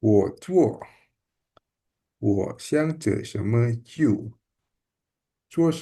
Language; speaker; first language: Chinese; non-native, learner; Indonesian